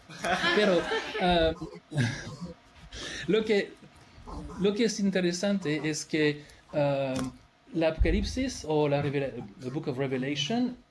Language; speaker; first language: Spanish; non-native, fluent; French